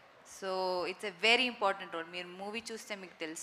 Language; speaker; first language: Telugu; non-native, fluent; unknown